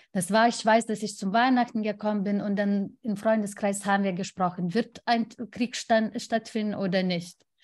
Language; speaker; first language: German; non-native, fluent; Lithuanian